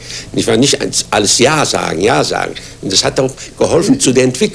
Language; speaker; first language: German; non-native, fluent; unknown